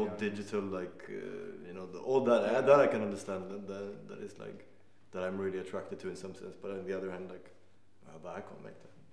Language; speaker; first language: English; non-native, fluent; Danish